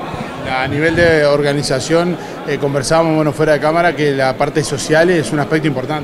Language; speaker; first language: Spanish; native; Spanish